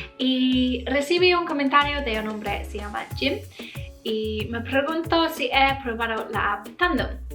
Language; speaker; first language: Spanish; non-native, learner; English